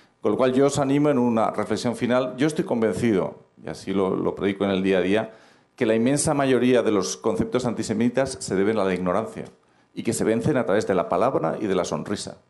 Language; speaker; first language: Spanish; native; Spanish